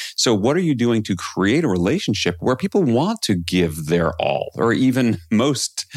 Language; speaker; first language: English; native; English